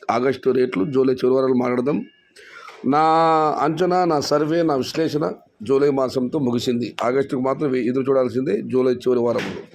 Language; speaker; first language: Telugu; non-native, local second language; Kannada